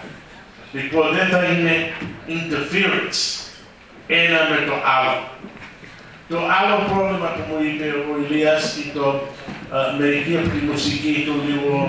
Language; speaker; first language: Greek; early bilingual, heritage; Greek